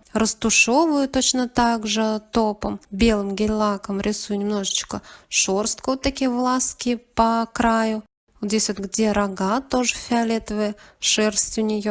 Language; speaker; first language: Russian; native; Russian